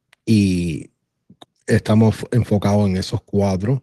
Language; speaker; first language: Spanish; early bilingual, other home language; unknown